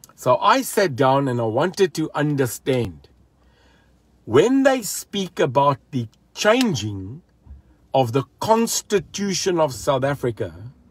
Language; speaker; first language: English; non-native, local second language; Afrikaans